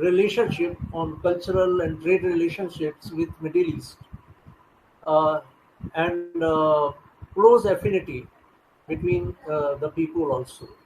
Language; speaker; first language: English; non-native, local second language; Hindi